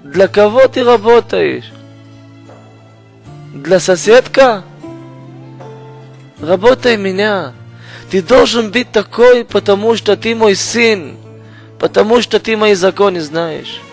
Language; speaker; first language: Russian; non-native, learner; Hebrew